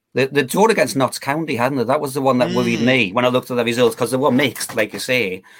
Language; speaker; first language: English; native; English